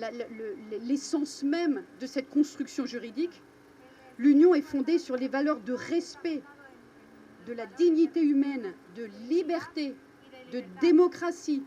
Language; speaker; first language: French; native; French